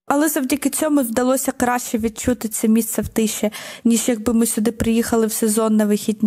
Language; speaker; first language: Ukrainian; native; Ukrainian